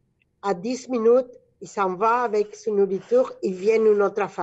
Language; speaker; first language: French; non-native, fluent; Spanish